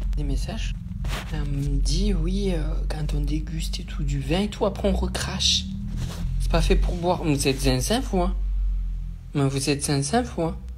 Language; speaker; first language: French; early bilingual, other home language; Portuguese